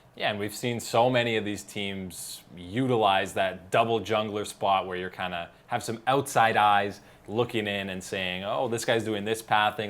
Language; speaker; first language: English; native; English